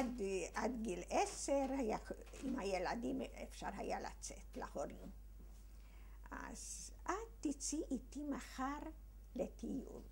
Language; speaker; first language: Hebrew; early bilingual, other home language; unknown